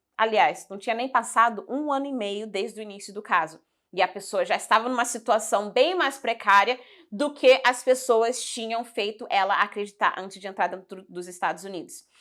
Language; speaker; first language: Portuguese; early bilingual, heritage; Portuguese